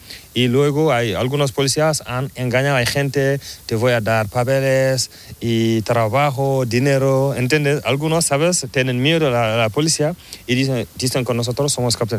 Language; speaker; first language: Spanish; non-native, learner; Fula